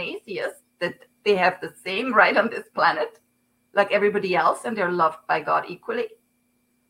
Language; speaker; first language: English; non-native, fluent; Swiss German